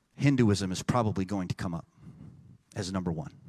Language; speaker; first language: English; native; English